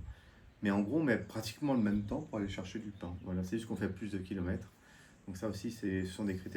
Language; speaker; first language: French; native; French